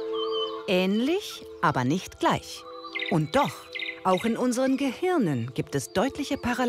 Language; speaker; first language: German; native; German